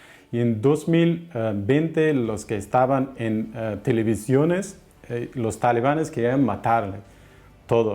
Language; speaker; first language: Spanish; non-native, learner; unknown